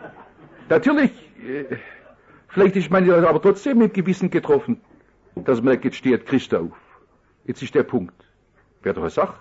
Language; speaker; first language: German; native; German